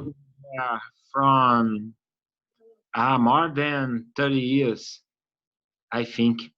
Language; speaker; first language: English; non-native, learner; Portuguese